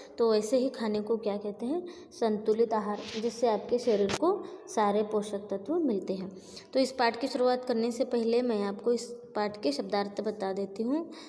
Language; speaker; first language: Hindi; non-native, local second language; Marathi